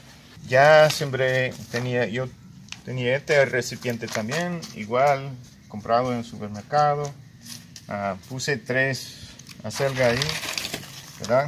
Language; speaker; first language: Spanish; non-native, fluent; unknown